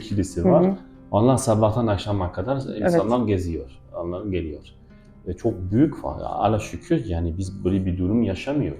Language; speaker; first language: Turkish; non-native, fluent; French